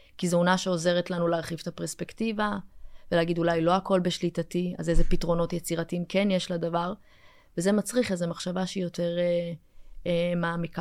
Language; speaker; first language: Hebrew; early bilingual, other home language; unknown